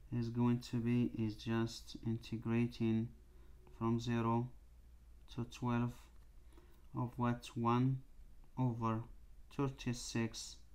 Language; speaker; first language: English; non-native, fluent; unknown